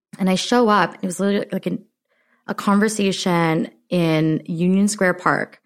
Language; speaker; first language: English; early bilingual, other home language; Filipino